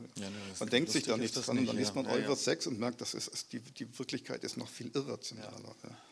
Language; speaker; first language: German; native; German